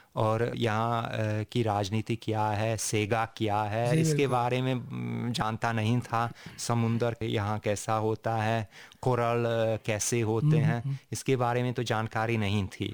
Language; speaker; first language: Hindi; non-native, fluent; Hungarian